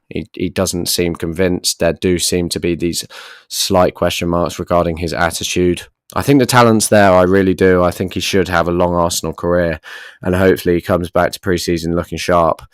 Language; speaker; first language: English; native; English